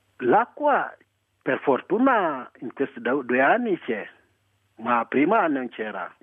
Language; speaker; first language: Italian; non-native, fluent; Wolof